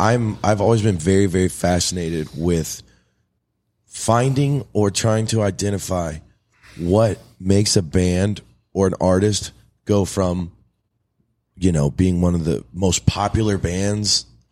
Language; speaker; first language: English; native; English